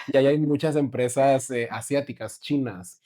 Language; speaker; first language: Spanish; native; Spanish